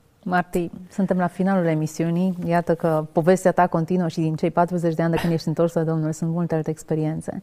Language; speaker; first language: Romanian; native; Romanian